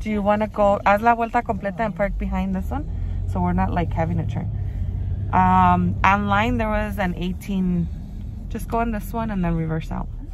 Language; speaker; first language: English; early bilingual, other home language; Spanish